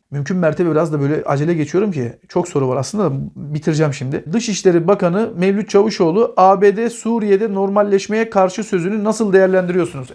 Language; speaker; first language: Turkish; native; Turkish